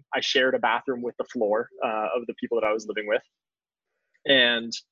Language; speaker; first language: English; native; English